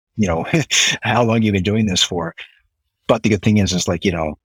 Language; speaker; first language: English; native; English